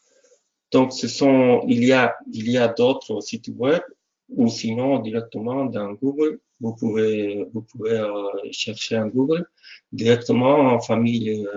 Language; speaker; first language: French; non-native, fluent; Spanish